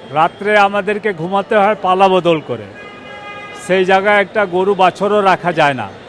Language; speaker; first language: Bangla; non-native, local second language; Urdu